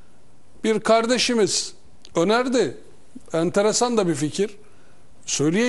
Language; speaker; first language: Turkish; native; Turkish